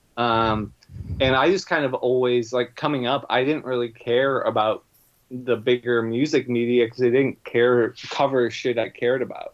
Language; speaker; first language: English; native; English